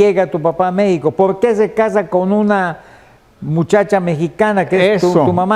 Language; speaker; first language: Spanish; native; Spanish